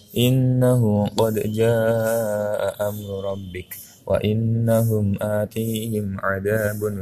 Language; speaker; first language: Arabic; non-native, learner; Javanese